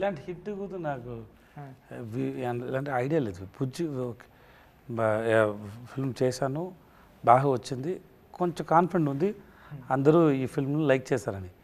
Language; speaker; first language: Telugu; non-native, learner; Tamil